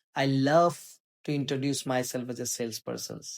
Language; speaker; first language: English; non-native, local second language; Assamese